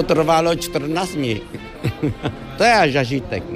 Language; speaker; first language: Czech; non-native, fluent; Vietnamese